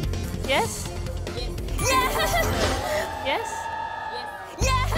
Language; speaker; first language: English; non-native, local second language; Filipino